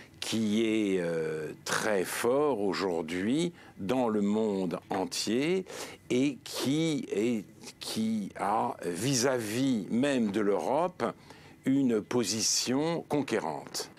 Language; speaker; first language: French; native; French